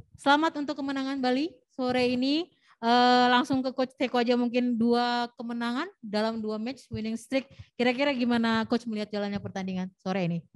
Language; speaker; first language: Indonesian; native; Indonesian